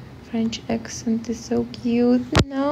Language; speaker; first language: English; non-native, learner; Ukrainian